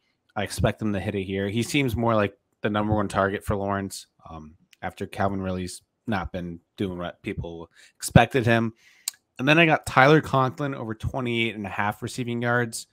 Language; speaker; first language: English; native; English